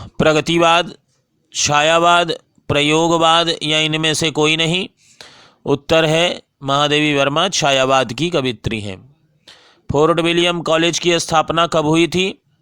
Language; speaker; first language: Hindi; native; Hindi